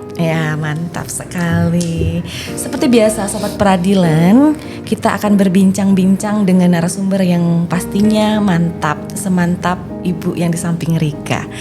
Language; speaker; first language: Indonesian; native; Indonesian